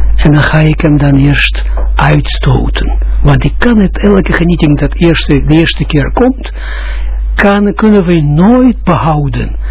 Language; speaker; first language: Dutch; non-native, fluent; Russian